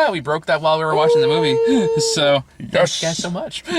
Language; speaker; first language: English; native; English